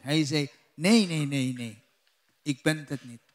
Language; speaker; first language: Dutch; non-native, learner; Indonesian